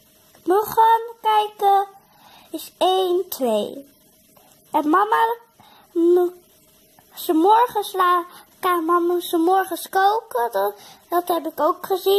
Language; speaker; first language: Dutch; early bilingual, other home language; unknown